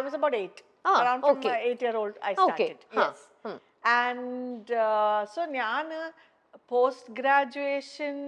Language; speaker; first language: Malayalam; non-native, local second language; Tamil